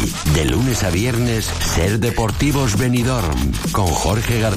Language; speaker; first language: Spanish; native; Spanish